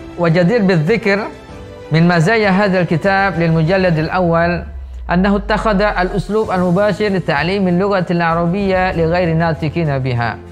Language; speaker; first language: Arabic; non-native, fluent; Indonesian